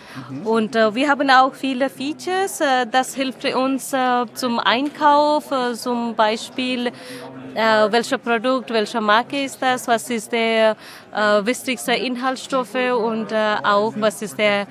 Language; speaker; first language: German; non-native, learner; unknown